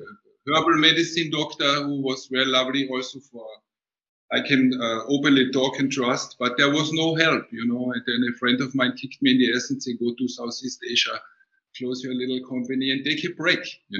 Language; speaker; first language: English; non-native, fluent; German